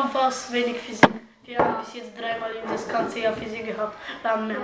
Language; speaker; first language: German; early bilingual, other home language; Bulgarian